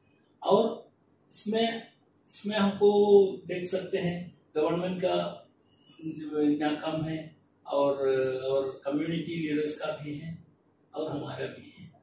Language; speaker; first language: Hindi; non-native, local second language; Malayalam